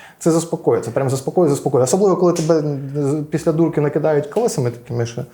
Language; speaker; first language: Ukrainian; non-native, local second language; Russian